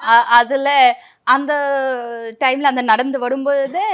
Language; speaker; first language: Tamil; non-native, local second language; Bangla